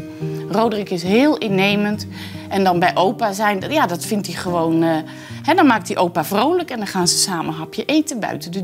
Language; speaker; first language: Dutch; native; Dutch